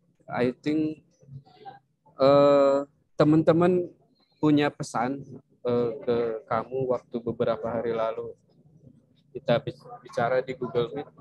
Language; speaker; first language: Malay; non-native, local second language; Sundanese